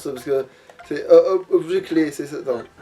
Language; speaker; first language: French; native; French